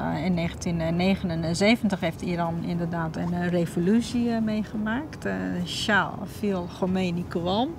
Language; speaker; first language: Dutch; non-native, fluent; Persian